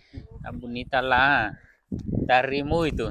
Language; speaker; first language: Portuguese; non-native, learner; Vietnamese